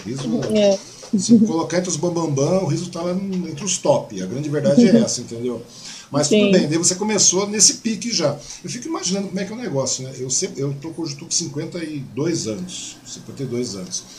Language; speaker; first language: Portuguese; native; Portuguese